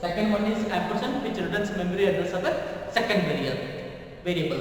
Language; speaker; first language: English; non-native, local second language; Kannada